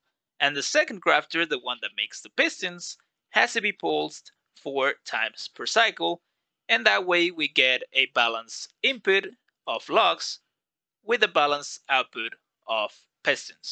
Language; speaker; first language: English; non-native, fluent; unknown